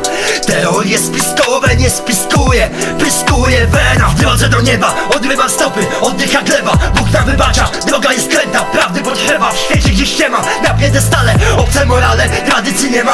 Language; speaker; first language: Polish; native; Polish